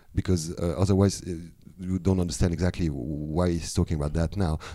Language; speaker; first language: English; non-native, fluent; French